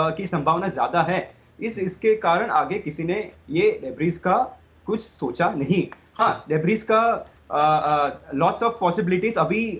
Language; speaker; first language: Hindi; non-native, local second language; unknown